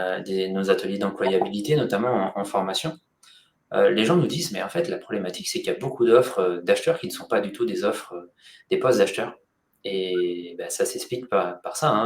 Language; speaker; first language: French; native; French